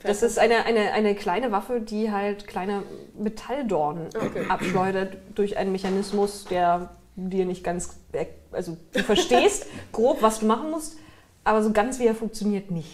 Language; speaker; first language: German; native; German